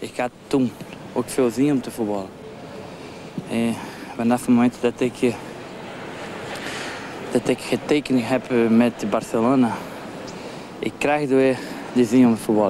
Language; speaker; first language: Dutch; non-native, learner; Portuguese